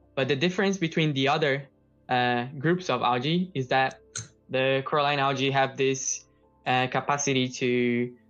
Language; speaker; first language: English; non-native, fluent; Portuguese